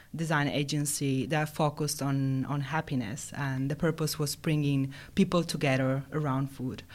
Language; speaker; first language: English; non-native, fluent; Italian